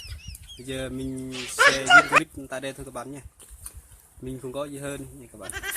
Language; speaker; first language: Vietnamese; non-native, local second language; Jarai